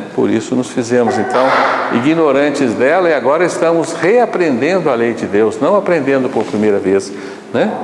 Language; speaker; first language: Portuguese; native; Portuguese